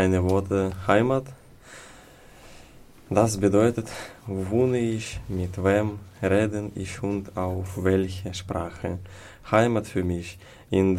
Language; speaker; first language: German; non-native, learner; Ukrainian